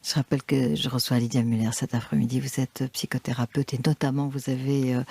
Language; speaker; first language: French; native; French